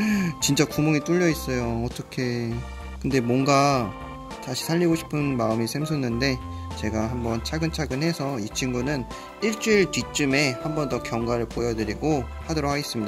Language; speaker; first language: Korean; native; Korean